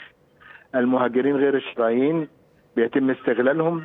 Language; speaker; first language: Arabic; native; Arabic